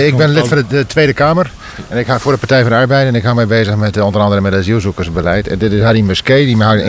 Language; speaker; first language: Dutch; native; Dutch